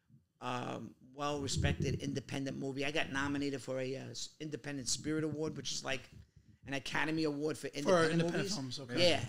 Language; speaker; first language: English; native; English